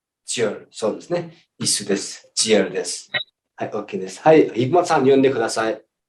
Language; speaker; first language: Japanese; non-native, fluent; Nepali